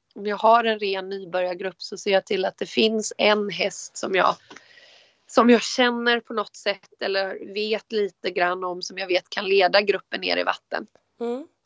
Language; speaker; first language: Swedish; native; Swedish